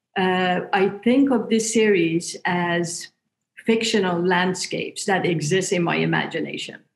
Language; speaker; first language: English; non-native, fluent; Persian